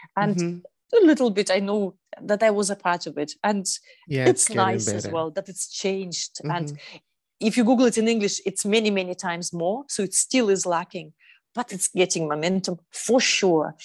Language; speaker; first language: English; non-native, fluent; Russian